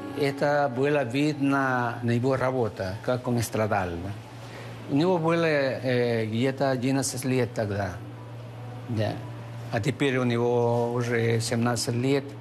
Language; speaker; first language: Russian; non-native, learner; Spanish